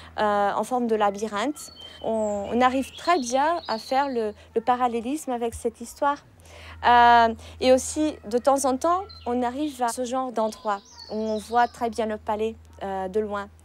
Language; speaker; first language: French; non-native, fluent; Portuguese